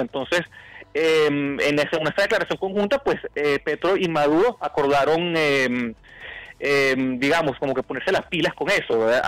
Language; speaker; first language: Spanish; native; Spanish